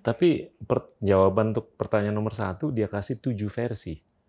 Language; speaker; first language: Indonesian; native; Indonesian